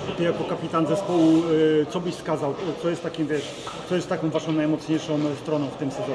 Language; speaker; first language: Polish; native; Polish